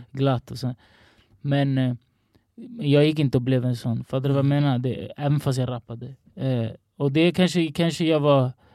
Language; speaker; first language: Swedish; early bilingual, other home language; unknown